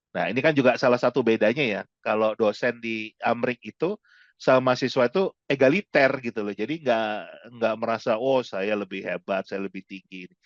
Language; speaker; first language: Indonesian; native; Indonesian